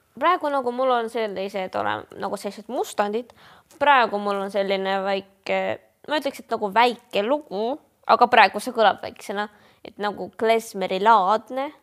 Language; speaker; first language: Estonian; non-native, local second language; Russian